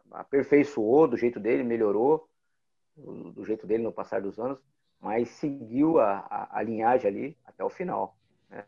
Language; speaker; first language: Portuguese; native; Portuguese